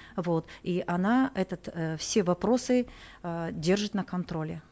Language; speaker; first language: Russian; non-native, local second language; Kazakh